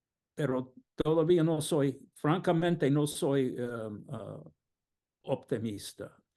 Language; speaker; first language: Spanish; non-native, fluent; English